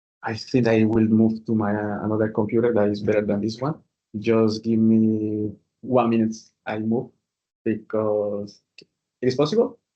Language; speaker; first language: English; non-native, fluent; Spanish